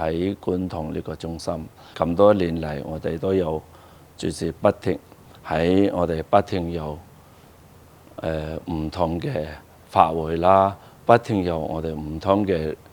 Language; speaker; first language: Cantonese; non-native, fluent; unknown